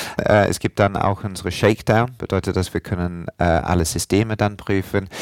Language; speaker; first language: German; non-native, fluent; English